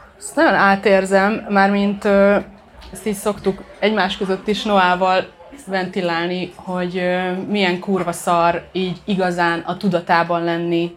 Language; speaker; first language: Hungarian; native; Hungarian